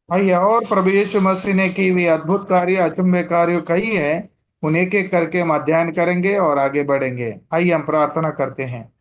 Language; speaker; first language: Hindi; non-native, local second language; Telugu